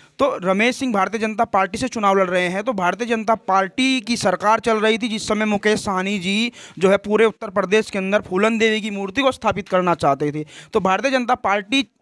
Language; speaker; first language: Hindi; native; Hindi